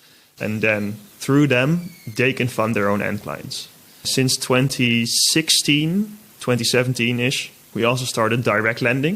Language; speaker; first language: English; non-native, fluent; Dutch